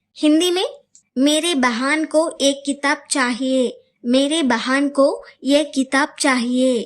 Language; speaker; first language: Hindi; non-native, local second language; Telugu